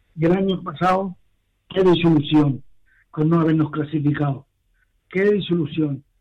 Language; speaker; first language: Spanish; native; Spanish